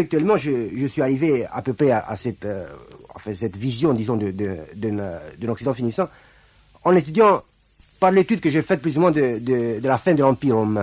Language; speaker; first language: French; non-native, fluent; Romanian